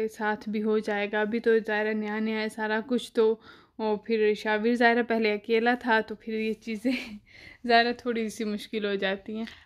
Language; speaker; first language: Urdu; native; Urdu